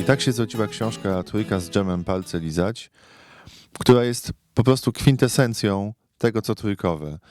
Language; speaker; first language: Polish; native; Polish